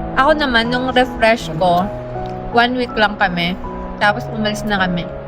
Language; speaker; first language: Filipino; native; Filipino